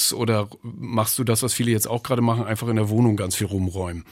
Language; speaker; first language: German; native; German